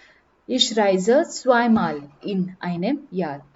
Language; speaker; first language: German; non-native, learner; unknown